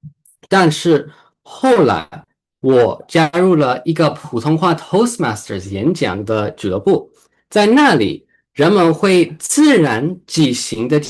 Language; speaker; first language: Chinese; early bilingual, heritage; Chinese